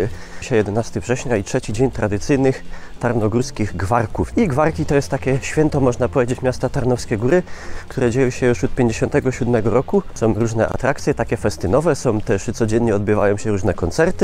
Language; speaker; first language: Polish; native; Polish